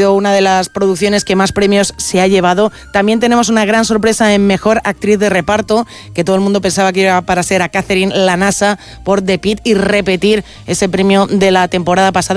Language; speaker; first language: Spanish; native; Spanish